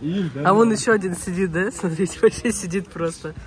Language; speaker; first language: Russian; native; Russian